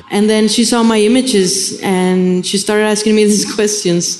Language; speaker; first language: English; non-native, fluent; Spanish